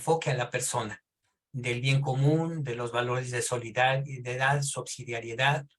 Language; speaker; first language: Spanish; native; Spanish